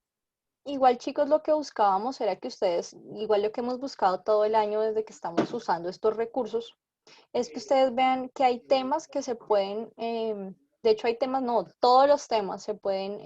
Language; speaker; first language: Spanish; native; Spanish